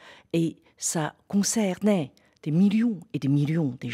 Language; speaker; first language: French; non-native, fluent; Chinese